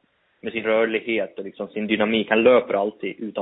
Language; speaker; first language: Swedish; native; Swedish